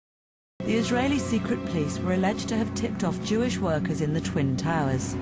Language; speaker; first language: English; native; English